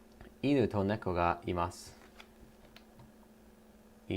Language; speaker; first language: Japanese; non-native, learner; English